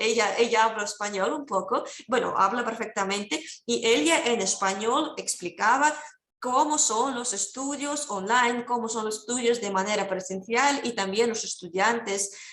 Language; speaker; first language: Spanish; non-native, fluent; Russian